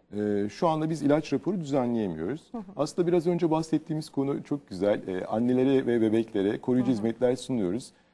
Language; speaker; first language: Turkish; native; Turkish